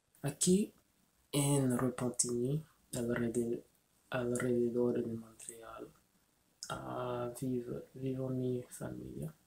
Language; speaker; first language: Spanish; non-native, learner; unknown